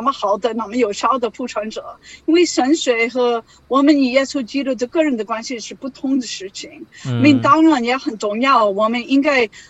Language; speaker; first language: Chinese; non-native, learner; English